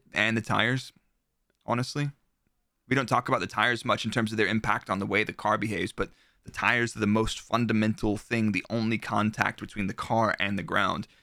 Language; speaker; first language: English; native; English